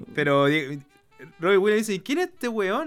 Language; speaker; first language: Spanish; native; Spanish